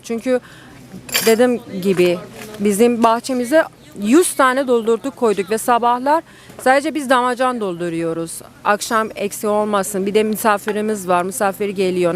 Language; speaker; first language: Turkish; non-native, learner; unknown